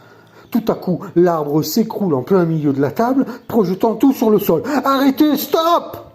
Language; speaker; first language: French; native; French